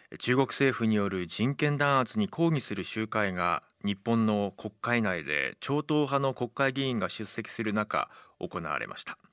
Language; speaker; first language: Japanese; native; Japanese